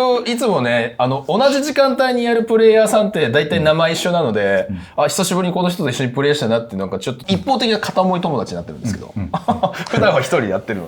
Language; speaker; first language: Japanese; native; Japanese